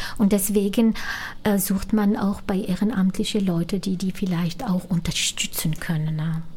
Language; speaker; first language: German; non-native, fluent; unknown